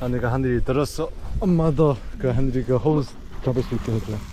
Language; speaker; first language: Korean; early bilingual, heritage; Korean